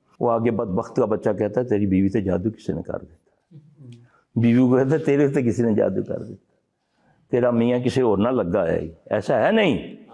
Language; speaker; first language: Urdu; non-native, local second language; Punjabi